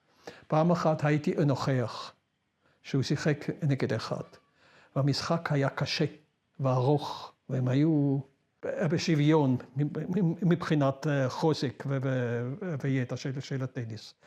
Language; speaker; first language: Hebrew; non-native, fluent; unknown